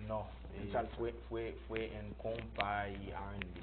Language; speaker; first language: Spanish; non-native, learner; Haitian Creole